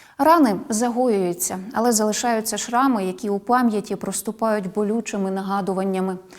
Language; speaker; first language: Ukrainian; native; Ukrainian